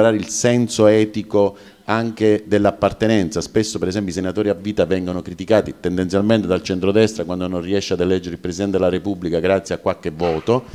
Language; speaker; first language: Italian; native; Italian